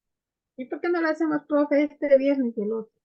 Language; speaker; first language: Spanish; native; Spanish